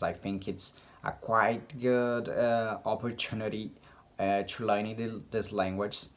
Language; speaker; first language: English; non-native, learner; Portuguese